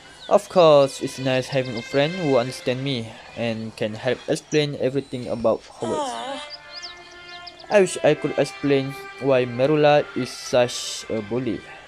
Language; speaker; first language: English; non-native, local second language; Malay